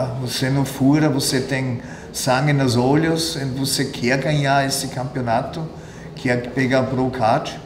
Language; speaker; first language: Portuguese; non-native, fluent; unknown